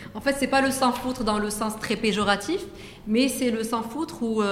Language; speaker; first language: French; non-native, local second language; Arabic